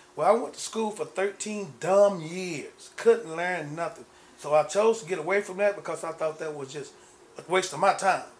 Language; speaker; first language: English; native; English